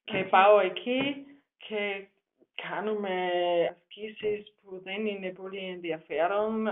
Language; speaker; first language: Greek; non-native, learner; German